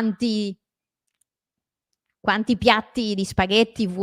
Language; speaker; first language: Italian; non-native, fluent; Spanish